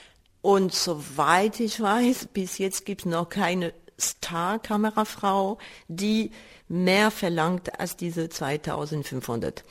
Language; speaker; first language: German; non-native, fluent; French